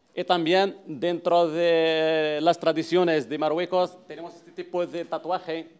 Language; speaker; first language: Spanish; non-native, learner; Arabic